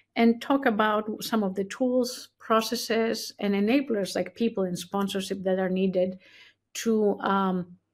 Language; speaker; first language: English; non-native, fluent; Greek